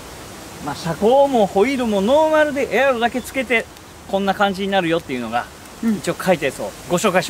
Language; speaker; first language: Japanese; native; Japanese